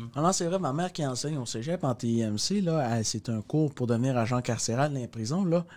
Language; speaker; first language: French; native; French